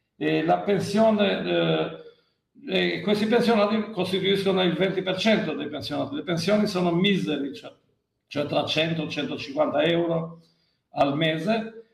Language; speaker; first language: Italian; non-native, fluent; Albanian